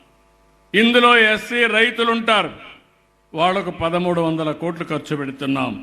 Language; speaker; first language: Telugu; native; Telugu